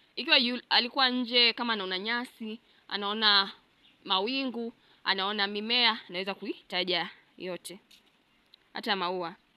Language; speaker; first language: Swahili; non-native, local second language; Gusii